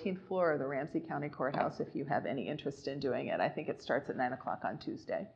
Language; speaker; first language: English; native; English